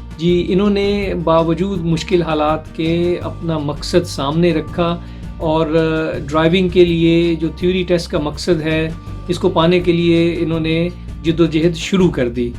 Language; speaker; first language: Urdu; non-native, local second language; Punjabi